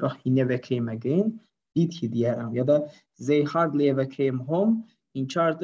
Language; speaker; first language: English; non-native, fluent; Azerbaijani